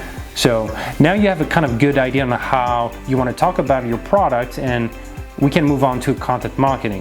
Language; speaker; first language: English; non-native, fluent; French